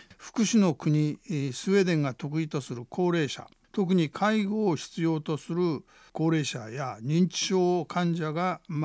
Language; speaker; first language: Japanese; native; Japanese